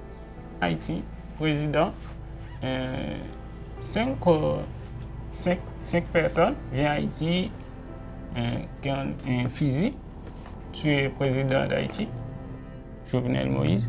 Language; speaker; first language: French; non-native, learner; Haitian Creole